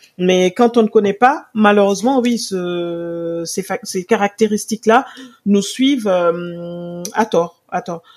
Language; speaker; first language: French; non-native, local second language; Wolof